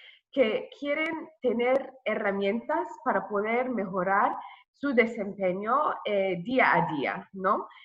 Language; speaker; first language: Spanish; non-native, fluent; English